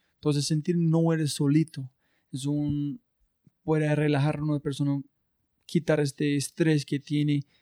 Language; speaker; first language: Spanish; non-native, learner; English